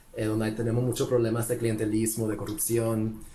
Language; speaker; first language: Spanish; early bilingual, heritage; Spanish